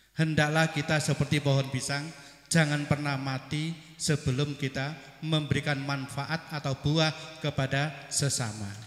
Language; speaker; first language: Indonesian; non-native, local second language; Javanese